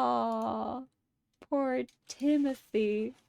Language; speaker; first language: English; native; English